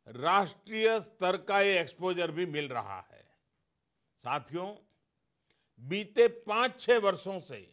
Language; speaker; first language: Hindi; non-native, local second language; Gujarati